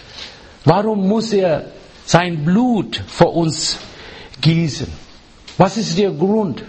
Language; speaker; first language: German; non-native, learner; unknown